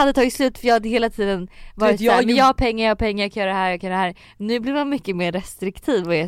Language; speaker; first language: Swedish; native; Swedish